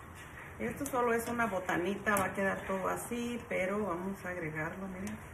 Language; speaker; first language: Spanish; native; Spanish